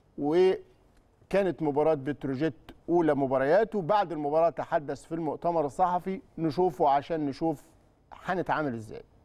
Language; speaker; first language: Arabic; native; Arabic